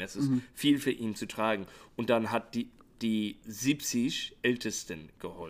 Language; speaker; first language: German; non-native, fluent; English